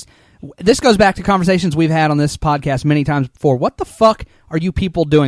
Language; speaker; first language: English; native; English